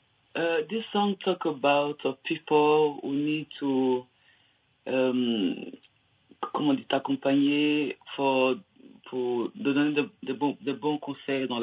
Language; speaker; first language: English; non-native, learner; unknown